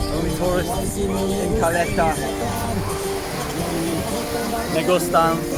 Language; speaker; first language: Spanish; non-native, learner; English